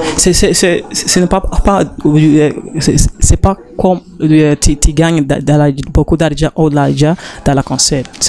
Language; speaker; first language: French; non-native, learner; Rundi